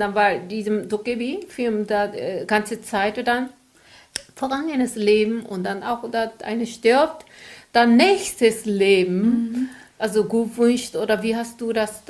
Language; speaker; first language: German; non-native, learner; Korean